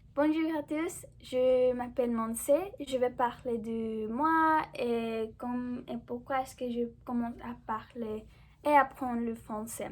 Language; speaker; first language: French; non-native, learner; English